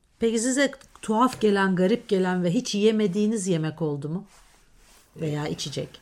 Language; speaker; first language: Turkish; native; Turkish